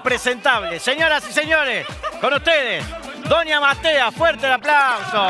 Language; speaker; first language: Spanish; native; Spanish